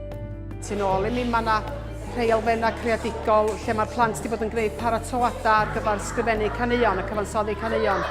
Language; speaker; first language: Welsh; native; Welsh